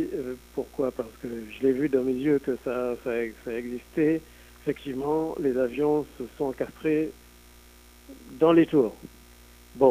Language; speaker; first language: French; native; French